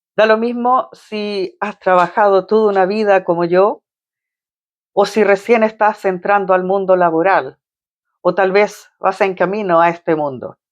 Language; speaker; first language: Spanish; native; Spanish